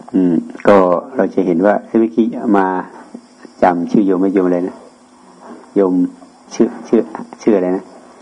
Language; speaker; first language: Thai; native; Thai